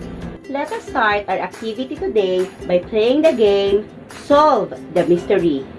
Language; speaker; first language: English; non-native, local second language; Filipino